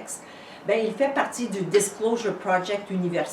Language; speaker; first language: French; native; French